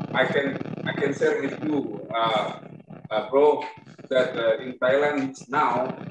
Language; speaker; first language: English; non-native, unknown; Indonesian